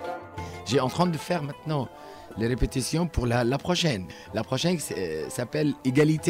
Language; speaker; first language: French; non-native, learner; Arabic